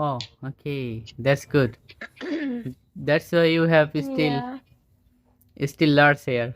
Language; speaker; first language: English; non-native, fluent; Bangla